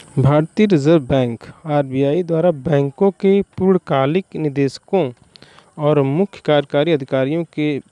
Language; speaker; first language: Hindi; native; Hindi